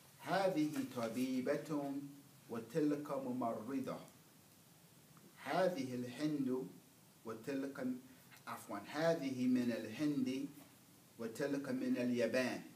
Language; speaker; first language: Arabic; non-native, fluent; English